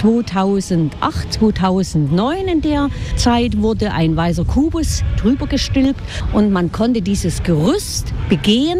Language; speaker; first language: German; native; German